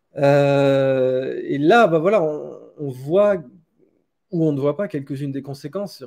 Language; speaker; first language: French; native; French